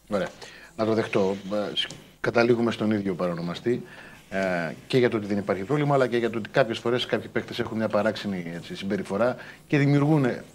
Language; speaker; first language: Greek; native; Greek